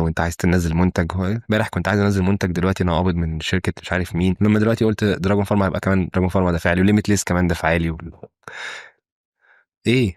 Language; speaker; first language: Arabic; native; Arabic